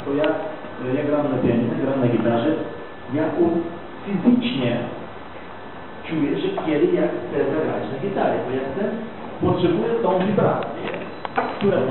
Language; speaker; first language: Polish; non-native, learner; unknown